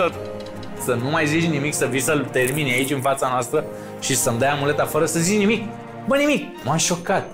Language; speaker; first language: Romanian; native; Romanian